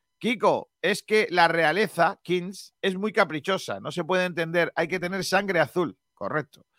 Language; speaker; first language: Spanish; native; Spanish